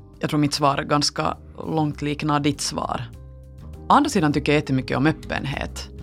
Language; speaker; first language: Swedish; native; Swedish